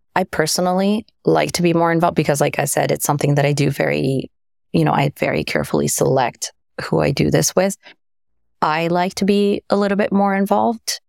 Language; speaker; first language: English; non-native, fluent; French